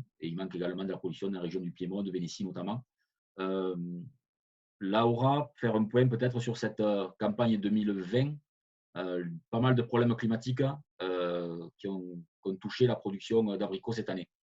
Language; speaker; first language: French; native; French